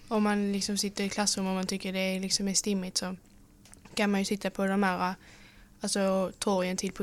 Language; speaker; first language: Swedish; native; Swedish